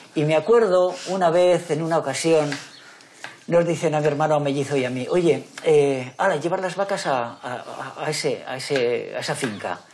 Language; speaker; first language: Spanish; native; Spanish